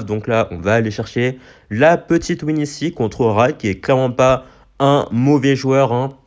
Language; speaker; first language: French; native; French